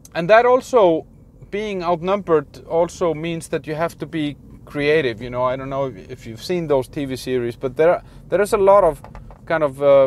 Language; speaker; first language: English; non-native, fluent; Icelandic